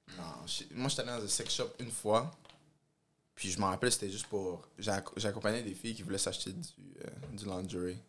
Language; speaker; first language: French; early bilingual, other home language; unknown